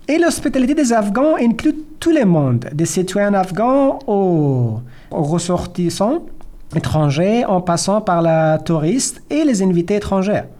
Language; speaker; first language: French; non-native, learner; Persian